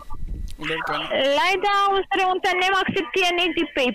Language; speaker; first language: German; non-native, learner; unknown